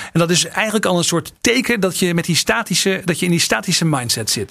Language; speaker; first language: Dutch; native; Dutch